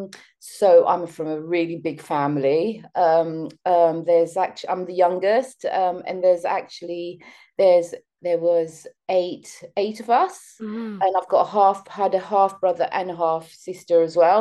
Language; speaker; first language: English; early bilingual, other home language; Seselwa Creole French